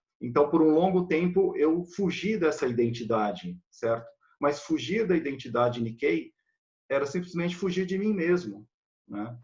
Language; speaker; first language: Portuguese; native; Portuguese